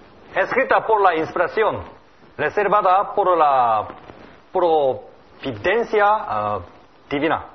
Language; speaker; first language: Spanish; non-native, learner; Korean